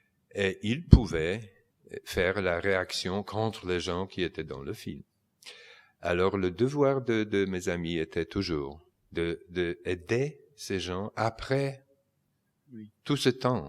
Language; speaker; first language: French; non-native, fluent; Polish